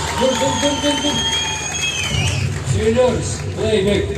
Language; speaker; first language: Turkish; non-native, learner; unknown